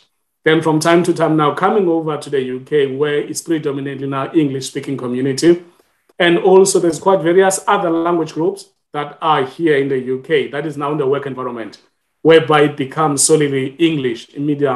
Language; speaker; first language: English; non-native, local second language; Xhosa